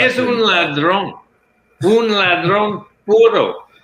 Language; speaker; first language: Portuguese; non-native, learner; English